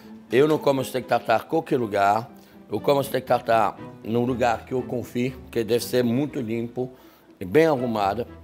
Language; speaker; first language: Portuguese; non-native, fluent; French